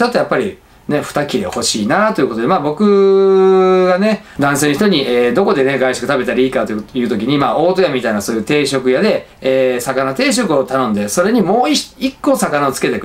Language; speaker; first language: Japanese; native; Japanese